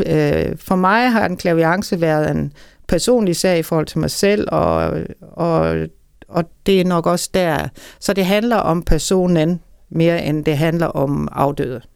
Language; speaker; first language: Danish; native; Danish